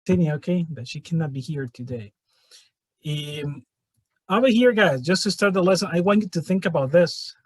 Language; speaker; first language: English; non-native, fluent; Spanish